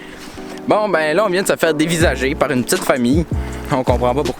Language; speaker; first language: French; native; French